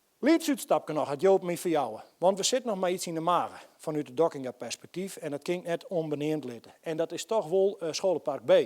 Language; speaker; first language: Dutch; non-native, local second language; Western Frisian